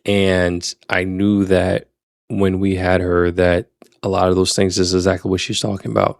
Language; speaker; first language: English; native; English